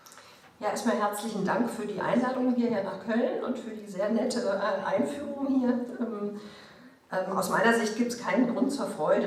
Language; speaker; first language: German; native; German